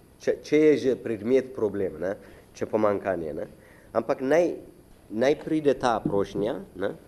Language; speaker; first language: Slovenian; non-native, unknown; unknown